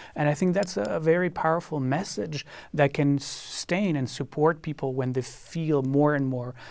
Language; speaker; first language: English; non-native, fluent; French